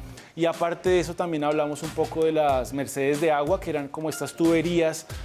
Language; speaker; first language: Spanish; native; Spanish